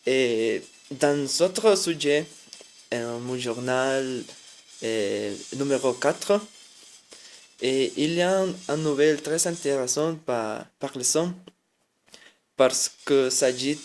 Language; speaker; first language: French; non-native, learner; Spanish